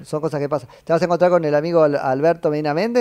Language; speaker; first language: Spanish; native; Spanish